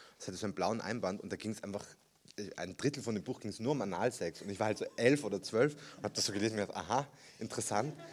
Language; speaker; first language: German; early bilingual, other home language; Spanish